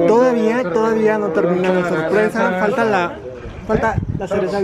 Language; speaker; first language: Spanish; native; Spanish